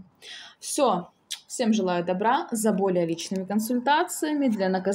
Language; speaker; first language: Russian; native; Russian